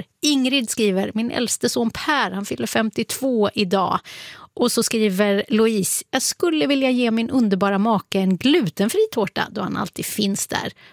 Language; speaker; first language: Swedish; native; Swedish